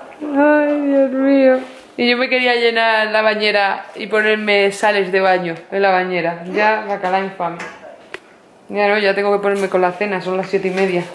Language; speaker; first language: Spanish; native; Spanish